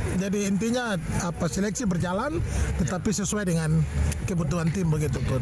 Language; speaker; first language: Indonesian; native; Indonesian